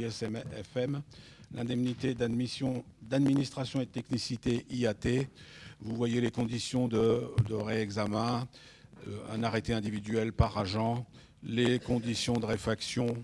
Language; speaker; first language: French; native; French